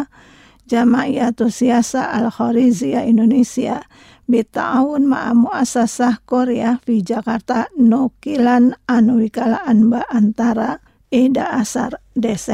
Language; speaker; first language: Arabic; non-native, fluent; Indonesian